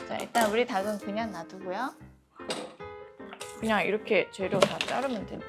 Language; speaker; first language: Korean; non-native, fluent; Japanese